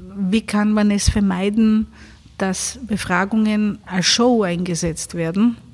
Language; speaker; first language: German; non-native, fluent; Greek